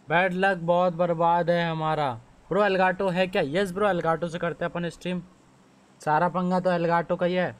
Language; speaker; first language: Hindi; native; Hindi